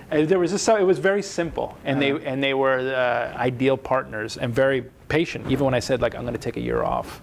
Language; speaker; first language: English; native; English